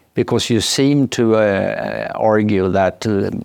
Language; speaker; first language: English; non-native, fluent; Swedish